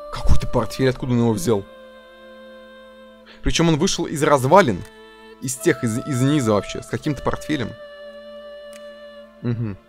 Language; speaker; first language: Russian; native; Russian